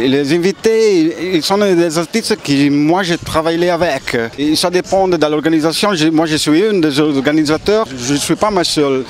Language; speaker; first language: French; non-native, learner; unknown